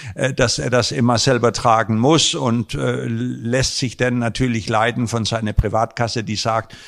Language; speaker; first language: German; non-native, fluent; Danish